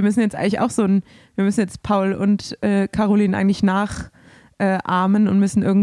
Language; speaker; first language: German; native; German